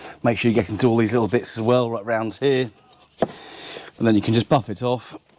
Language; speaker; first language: English; native; English